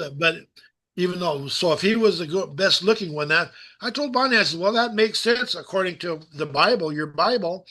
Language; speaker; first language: English; native; English